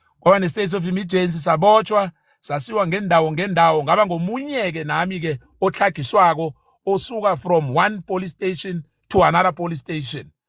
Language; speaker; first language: Zulu; non-native, local second language; South Ndebele